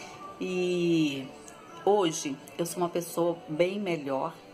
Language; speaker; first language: Portuguese; native; Portuguese